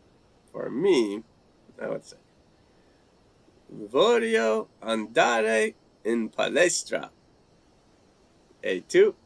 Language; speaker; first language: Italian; non-native, learner; English